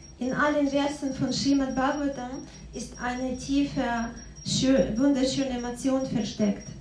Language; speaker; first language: German; non-native, fluent; Russian